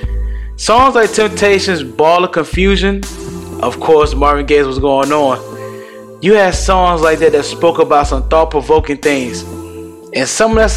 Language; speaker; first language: English; native; English